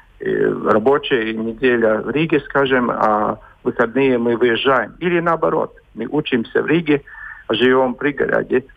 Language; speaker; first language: Russian; non-native, local second language; Latvian